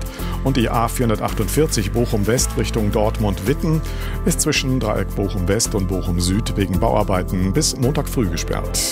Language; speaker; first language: German; native; German